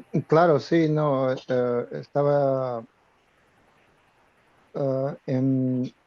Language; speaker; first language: Spanish; non-native, fluent; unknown